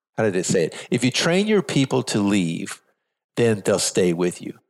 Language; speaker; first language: English; native; English